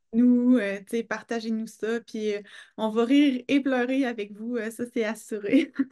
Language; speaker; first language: French; native; French